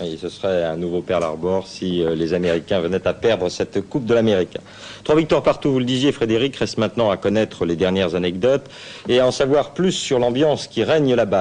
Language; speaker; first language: French; native; French